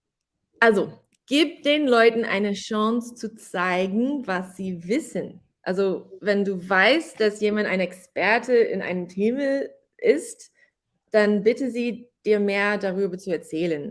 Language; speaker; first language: German; non-native, fluent; English